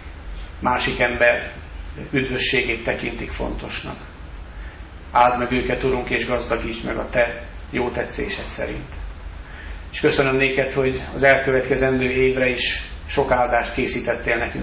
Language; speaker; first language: Hungarian; native; Hungarian